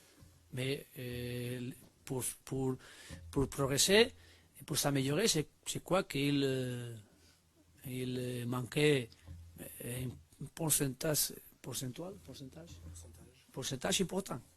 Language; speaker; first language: French; non-native, learner; Spanish